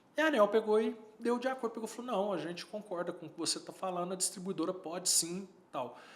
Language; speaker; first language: Portuguese; native; Portuguese